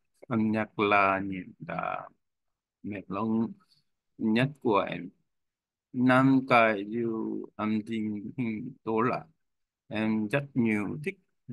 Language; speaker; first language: Vietnamese; non-native, learner; Korean